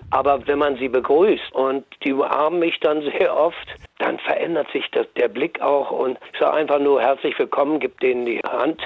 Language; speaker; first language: German; native; German